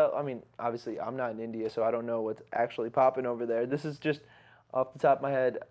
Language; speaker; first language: English; early bilingual, other home language; Hindi